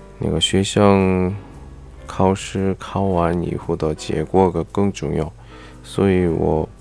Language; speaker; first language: Chinese; non-native, learner; Korean